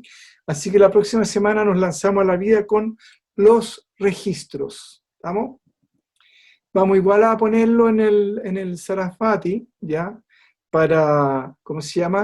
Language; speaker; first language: Spanish; native; Spanish